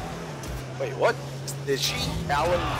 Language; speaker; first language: English; native; English